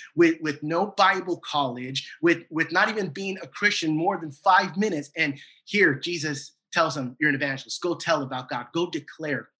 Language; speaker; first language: English; native; English